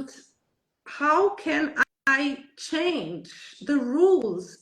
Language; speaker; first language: English; non-native, learner; Portuguese